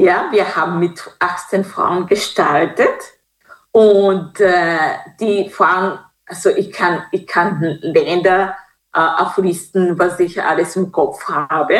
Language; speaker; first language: German; non-native, fluent; Kinyarwanda